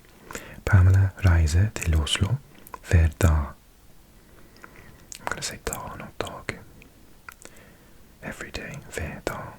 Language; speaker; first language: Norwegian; non-native, learner; English